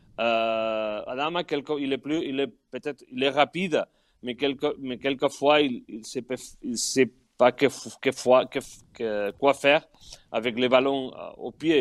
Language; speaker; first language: French; non-native, fluent; Catalan